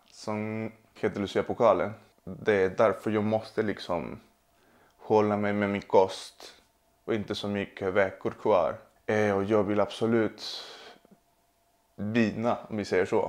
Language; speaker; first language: Swedish; non-native, fluent; Spanish